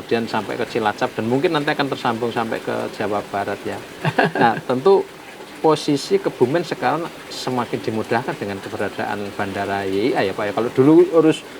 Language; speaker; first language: Indonesian; native; Indonesian